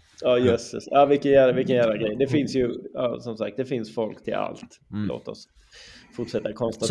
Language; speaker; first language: Swedish; native; Swedish